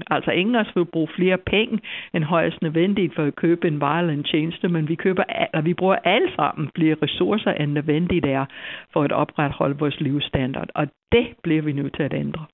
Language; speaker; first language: Danish; non-native, fluent; English